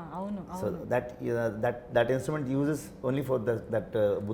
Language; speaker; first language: Telugu; non-native, learner; Kannada